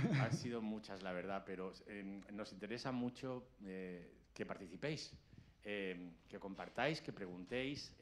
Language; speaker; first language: Spanish; native; Spanish